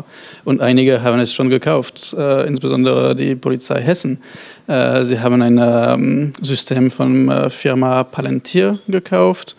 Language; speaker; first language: German; non-native, fluent; French